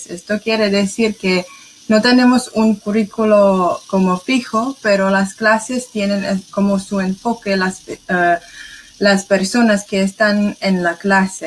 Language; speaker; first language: Spanish; non-native, fluent; English